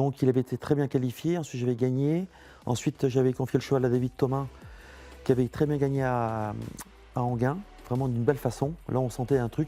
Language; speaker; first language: French; native; French